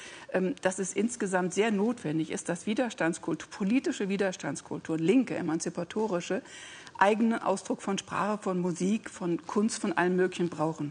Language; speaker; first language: German; native; German